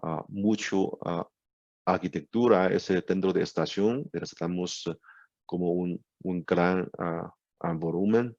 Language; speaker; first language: Spanish; non-native, learner; Chinese